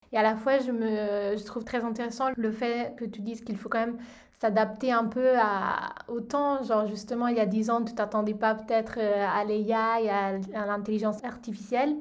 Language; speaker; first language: French; non-native, fluent; Italian